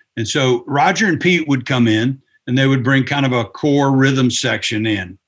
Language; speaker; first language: English; native; English